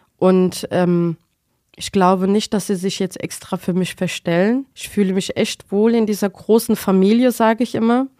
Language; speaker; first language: German; early bilingual, other home language; Turkish